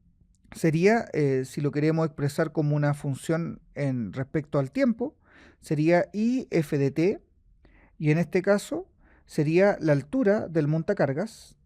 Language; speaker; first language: Spanish; native; Spanish